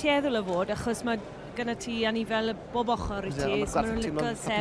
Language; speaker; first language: Welsh; native; Welsh